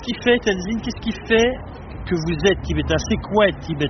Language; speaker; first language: French; native; French